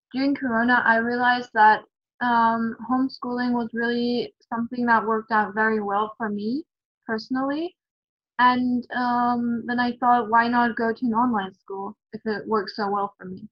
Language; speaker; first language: English; non-native, fluent; German